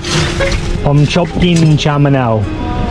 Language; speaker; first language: Thai; non-native, learner; English